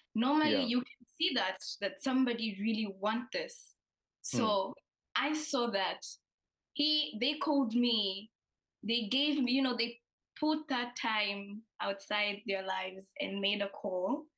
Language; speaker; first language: English; non-native, local second language; Swahili